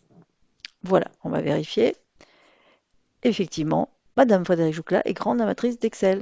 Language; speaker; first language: French; native; French